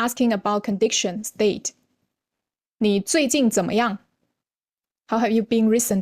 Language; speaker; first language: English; non-native, fluent; Chinese